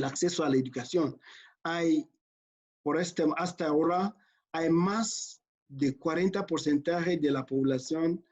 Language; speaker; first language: Spanish; non-native, fluent; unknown